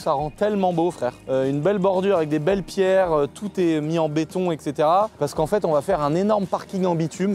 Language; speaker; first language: French; native; French